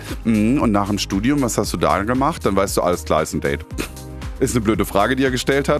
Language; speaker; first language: German; native; German